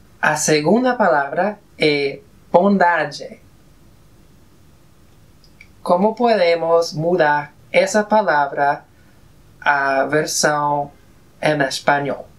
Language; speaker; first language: Portuguese; non-native, fluent; Spanish